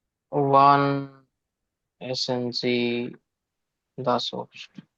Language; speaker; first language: German; non-native, learner; Marathi